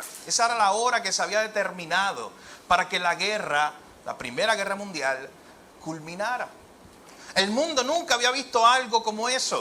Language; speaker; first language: Spanish; native; Spanish